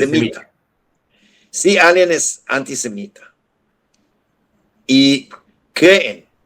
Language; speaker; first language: Spanish; non-native, fluent; Hebrew